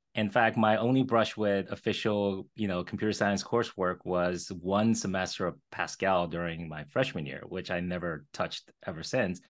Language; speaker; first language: English; early bilingual, other home language; Korean